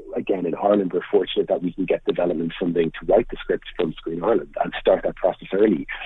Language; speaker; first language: English; native; English